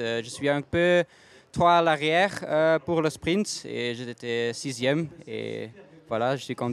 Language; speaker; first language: French; non-native, local second language; Dutch